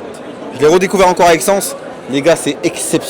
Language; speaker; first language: French; native; French